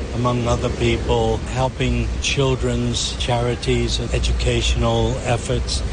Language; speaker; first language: English; early bilingual, other home language; Swedish